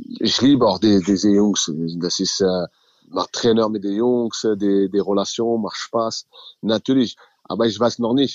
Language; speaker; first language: German; non-native, learner; French